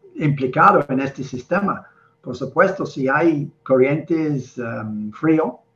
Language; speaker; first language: Spanish; non-native, learner; English